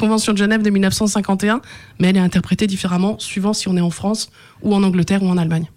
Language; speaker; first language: French; native; French